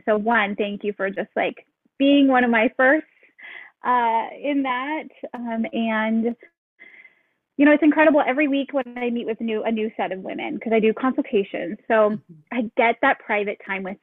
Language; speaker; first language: English; native; English